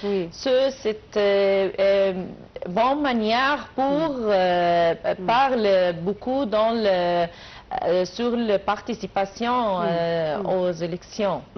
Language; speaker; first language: French; non-native, learner; Arabic